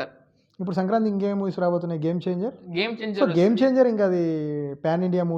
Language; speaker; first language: Telugu; native; Telugu